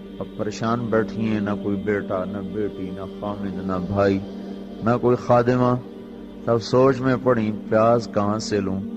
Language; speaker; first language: Urdu; non-native, local second language; Punjabi